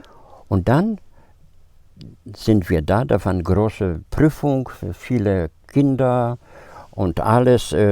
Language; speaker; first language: German; non-native, fluent; Polish